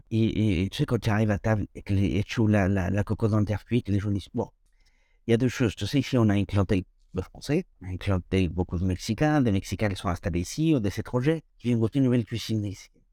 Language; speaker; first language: French; non-native, fluent; Spanish